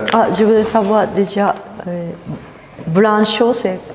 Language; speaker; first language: French; non-native, fluent; Japanese